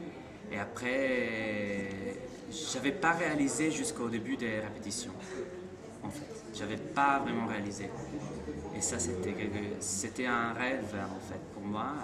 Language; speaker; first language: French; non-native, fluent; Italian